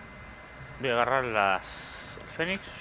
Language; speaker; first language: Spanish; native; Spanish